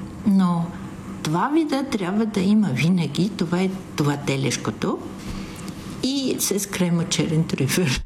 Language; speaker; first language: Bulgarian; non-native, fluent; Italian